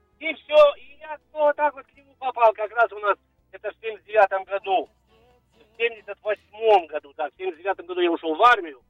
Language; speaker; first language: Russian; native; Russian